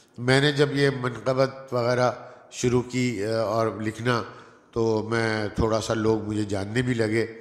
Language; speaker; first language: Urdu; non-native, local second language; Gujarati